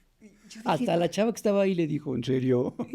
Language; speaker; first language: Spanish; native; Spanish